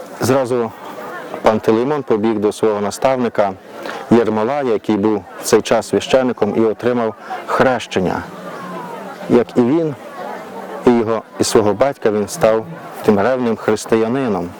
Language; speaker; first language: Ukrainian; native; Ukrainian